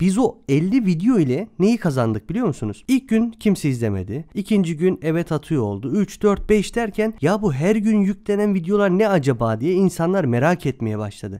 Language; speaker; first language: Turkish; native; Turkish